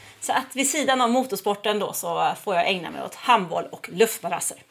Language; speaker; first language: Swedish; native; Swedish